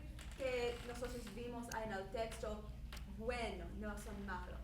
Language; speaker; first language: Spanish; non-native, learner; English